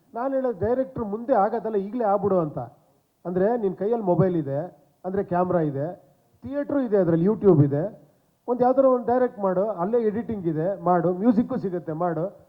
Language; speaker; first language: Kannada; native; Kannada